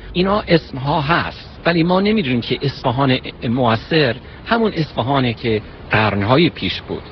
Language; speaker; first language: Persian; non-native, fluent; English